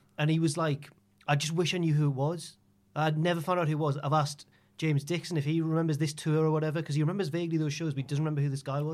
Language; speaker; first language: English; native; English